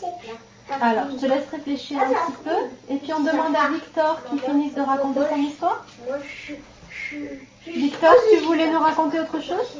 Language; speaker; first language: French; native; French